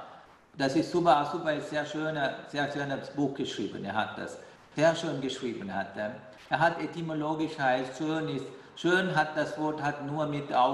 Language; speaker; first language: German; non-native, fluent; Sinhala